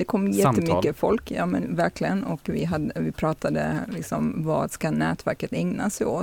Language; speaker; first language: Swedish; native; Swedish